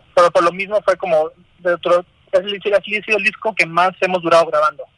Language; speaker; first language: Spanish; native; Spanish